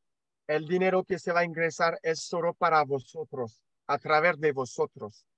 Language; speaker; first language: Spanish; non-native, learner; French